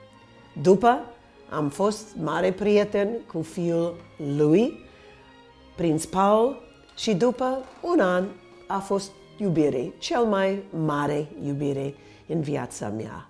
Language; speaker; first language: Romanian; early bilingual, heritage; Romanian